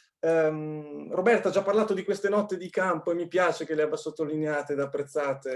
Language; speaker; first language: Italian; native; Italian